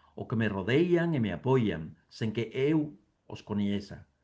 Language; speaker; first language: Portuguese; non-native, fluent; Spanish